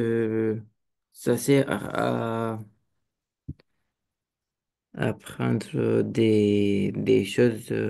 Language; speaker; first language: French; non-native, learner; Romanian